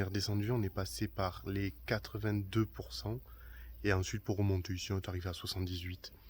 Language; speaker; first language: French; native; French